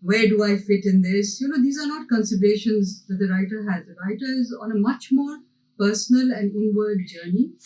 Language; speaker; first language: English; non-native, local second language; Hindi